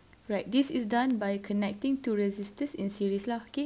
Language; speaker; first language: English; non-native, local second language; Malay